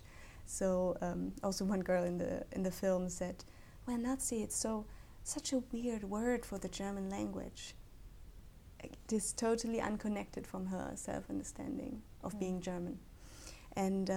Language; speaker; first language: English; non-native, fluent; German